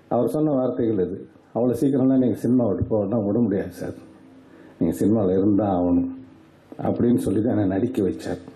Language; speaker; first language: Tamil; native; Tamil